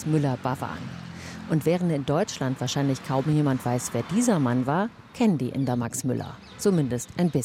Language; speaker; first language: German; native; German